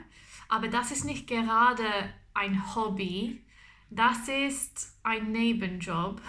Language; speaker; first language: German; non-native, learner; English